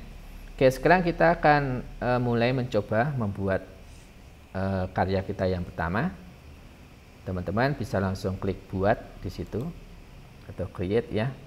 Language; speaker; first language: Indonesian; native; Indonesian